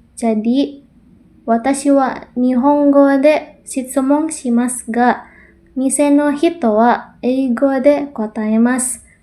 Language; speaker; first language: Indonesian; native; Indonesian